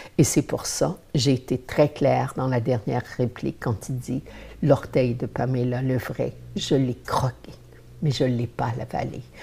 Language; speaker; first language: French; native; French